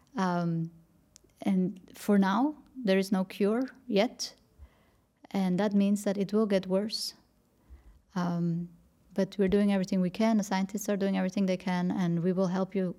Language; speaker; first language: English; non-native, fluent; Dutch